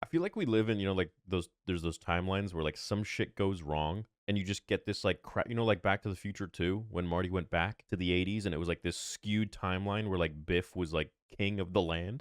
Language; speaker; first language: English; native; English